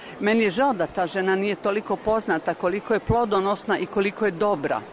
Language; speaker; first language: Croatian; native; Croatian